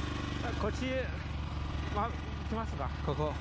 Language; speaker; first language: Japanese; non-native, learner; Chinese